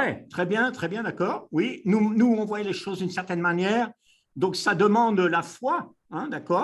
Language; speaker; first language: French; native; French